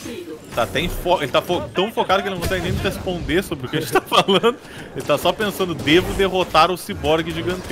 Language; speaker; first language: Portuguese; native; Portuguese